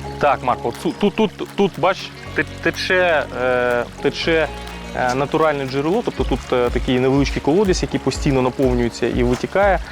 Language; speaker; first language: Ukrainian; native; Ukrainian